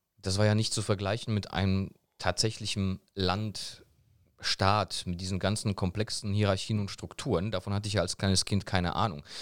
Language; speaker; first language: German; early bilingual, other home language; Polish